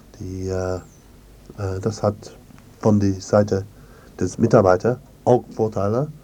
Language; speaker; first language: German; non-native, learner; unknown